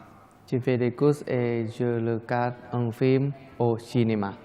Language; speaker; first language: French; non-native, learner; Thai